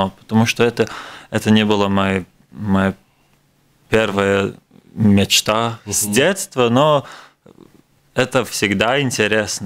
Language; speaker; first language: Russian; non-native, local second language; Latvian